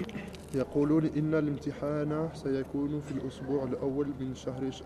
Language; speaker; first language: Arabic; non-native, learner; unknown